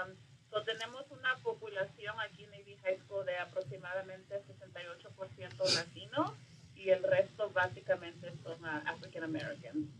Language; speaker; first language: Spanish; early bilingual, other home language; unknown